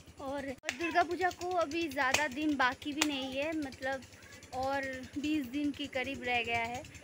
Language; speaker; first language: Hindi; non-native, local second language; Bangla